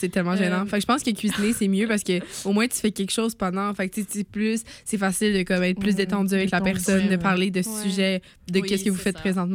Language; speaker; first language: French; native; French